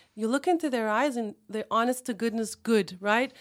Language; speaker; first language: English; early bilingual, other home language; Hebrew